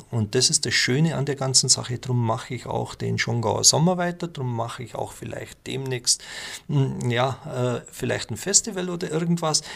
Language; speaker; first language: German; native; German